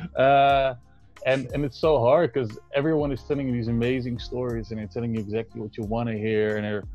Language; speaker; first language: English; non-native, fluent; Dutch